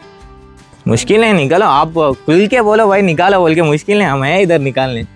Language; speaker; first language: Hindi; non-native, local second language; Telugu